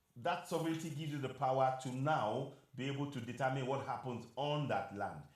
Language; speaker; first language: English; non-native, local second language; Yoruba